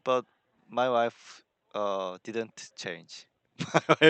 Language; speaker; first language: English; non-native, learner; Korean